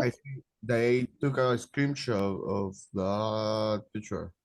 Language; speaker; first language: English; non-native, learner; Spanish